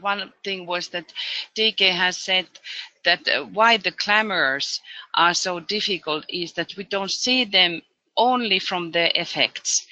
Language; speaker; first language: English; non-native, fluent; Finnish